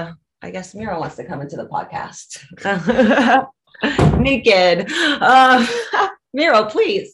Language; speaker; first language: English; non-native, fluent; Latvian